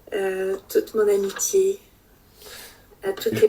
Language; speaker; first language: French; native; French